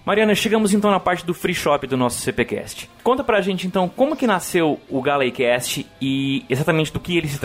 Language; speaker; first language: Portuguese; native; Portuguese